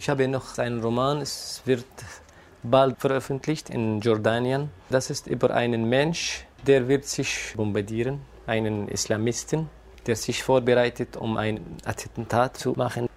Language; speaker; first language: German; non-native, fluent; Kurdish